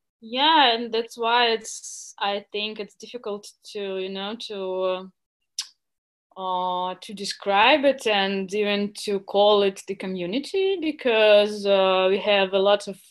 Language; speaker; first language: English; non-native, fluent; Russian